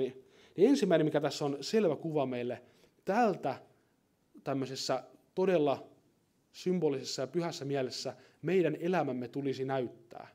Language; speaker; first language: Finnish; native; Finnish